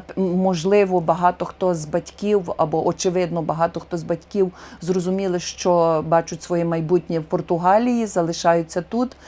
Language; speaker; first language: Ukrainian; native; Ukrainian